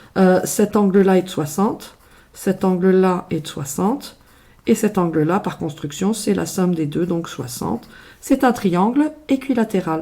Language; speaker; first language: French; native; French